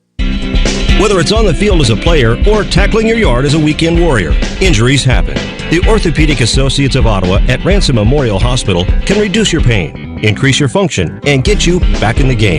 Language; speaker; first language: English; native; English